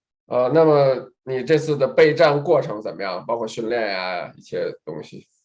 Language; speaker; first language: Chinese; native; Chinese